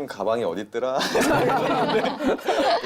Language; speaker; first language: Korean; native; Korean